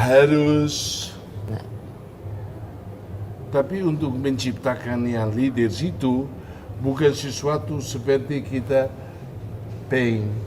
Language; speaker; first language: Indonesian; non-native, fluent; Tetum